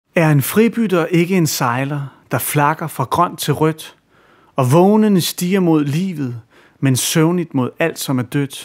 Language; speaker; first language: Danish; native; Danish